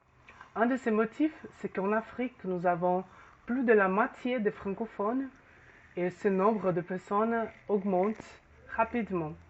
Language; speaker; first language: French; non-native, fluent; Portuguese